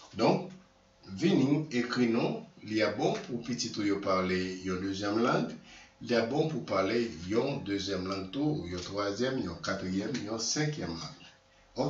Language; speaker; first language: French; non-native, local second language; Haitian Creole